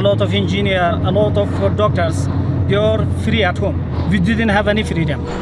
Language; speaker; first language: English; non-native, learner; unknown